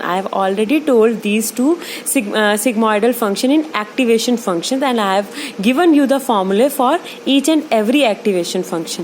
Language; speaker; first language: English; non-native, local second language; Hindi